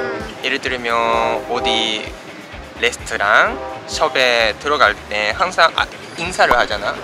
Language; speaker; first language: Korean; non-native, fluent; Japanese